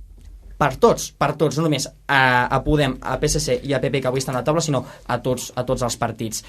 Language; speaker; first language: Catalan; native; Catalan